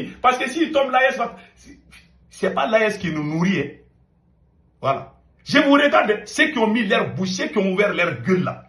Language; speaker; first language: French; non-native, local second language; Bambara